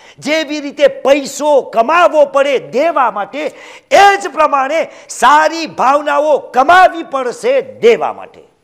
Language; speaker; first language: Gujarati; early bilingual, heritage; Gujarati